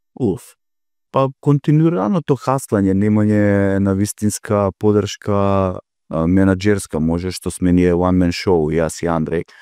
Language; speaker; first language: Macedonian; native; Macedonian